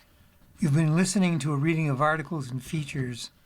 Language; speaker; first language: English; native; English